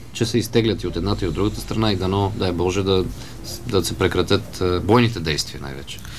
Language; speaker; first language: Bulgarian; native; Bulgarian